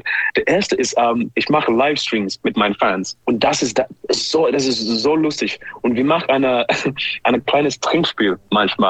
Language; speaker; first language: German; non-native, learner; English